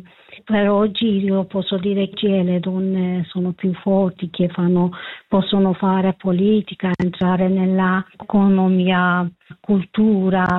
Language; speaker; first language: Italian; non-native, learner; Kurdish